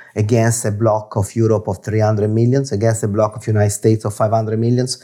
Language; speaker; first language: English; non-native, fluent; Italian